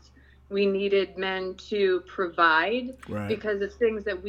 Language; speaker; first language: English; non-native, local second language; Filipino